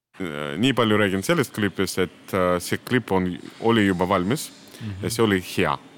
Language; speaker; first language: Estonian; non-native, local second language; Russian